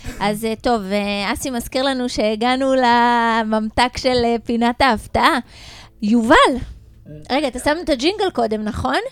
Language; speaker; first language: Hebrew; native; Hebrew